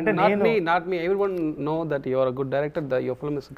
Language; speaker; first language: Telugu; non-native, learner; Tamil